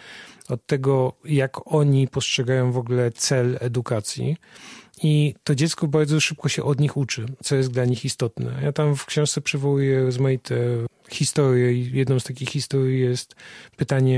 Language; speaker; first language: Polish; native; Polish